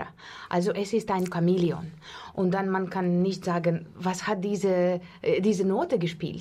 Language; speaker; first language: German; non-native, fluent; Russian